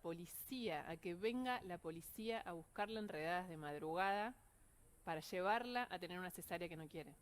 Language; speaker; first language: Spanish; native; Spanish